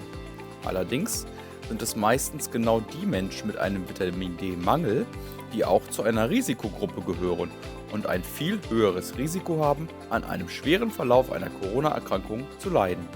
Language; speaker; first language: German; native; German